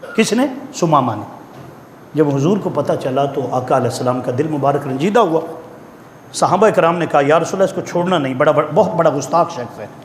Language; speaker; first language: Urdu; non-native, local second language; Punjabi